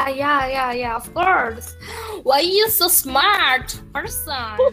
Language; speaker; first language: English; non-native, learner; Indonesian